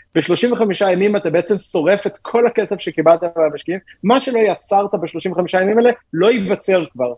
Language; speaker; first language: Hebrew; native; Hebrew